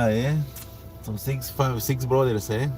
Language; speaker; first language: English; non-native, learner; Spanish